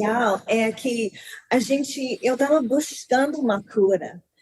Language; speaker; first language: Portuguese; non-native, learner; English